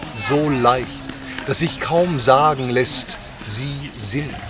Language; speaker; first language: German; native; German